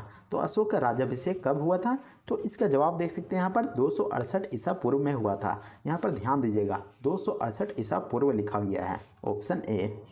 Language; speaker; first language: Hindi; native; Hindi